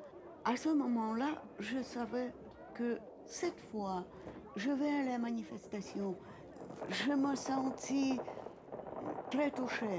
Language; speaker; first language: French; non-native, fluent; Russian